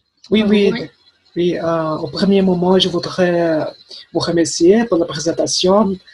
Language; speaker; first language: French; non-native, fluent; Portuguese